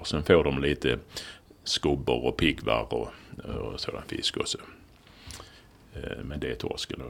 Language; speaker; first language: Swedish; native; Swedish